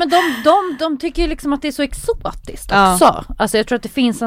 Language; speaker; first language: Swedish; native; Swedish